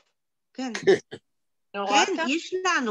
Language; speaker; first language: Hebrew; non-native, learner; Polish